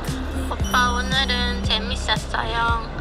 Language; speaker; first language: Korean; non-native, fluent; Japanese